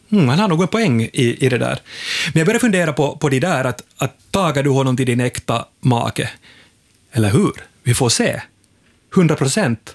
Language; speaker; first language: Swedish; native; Swedish